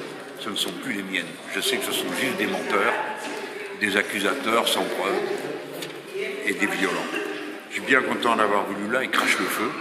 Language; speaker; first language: French; native; French